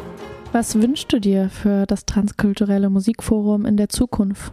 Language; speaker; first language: German; native; German